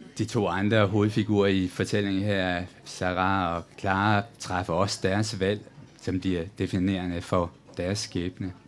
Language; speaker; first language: Danish; native; Danish